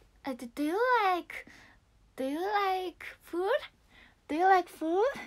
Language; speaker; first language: English; non-native, learner; Japanese